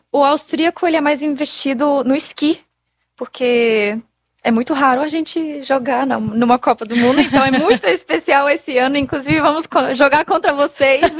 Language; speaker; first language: Portuguese; non-native, fluent; German